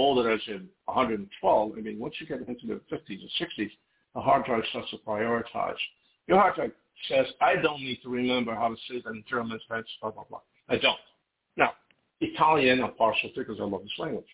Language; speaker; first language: English; non-native, fluent; Hungarian